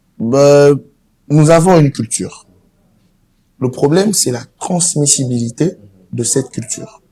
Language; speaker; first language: French; non-native, local second language; Lingala